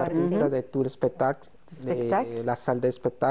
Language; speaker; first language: French; non-native, learner; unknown